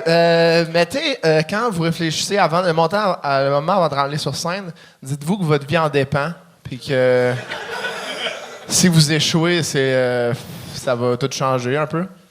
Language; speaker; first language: French; native; French